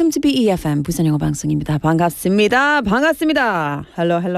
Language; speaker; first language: Korean; non-native, learner; English